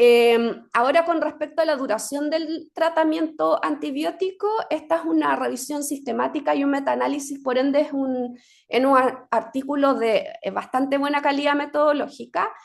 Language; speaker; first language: Spanish; native; Spanish